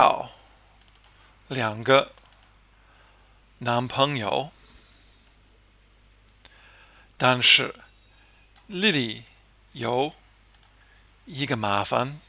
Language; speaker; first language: Chinese; non-native, fluent; English